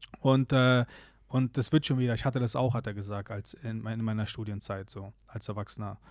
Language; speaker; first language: German; early bilingual, other home language; Polish